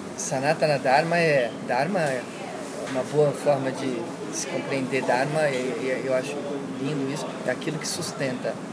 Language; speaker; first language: Portuguese; early bilingual, heritage; Portuguese